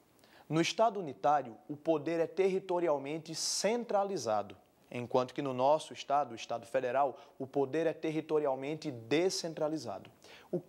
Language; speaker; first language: Portuguese; native; Portuguese